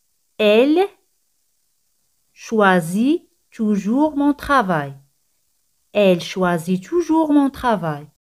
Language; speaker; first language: French; non-native, fluent; Spanish